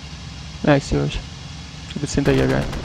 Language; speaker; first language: German; native; German